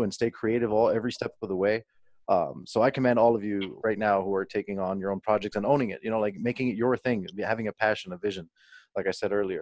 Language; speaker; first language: English; native; English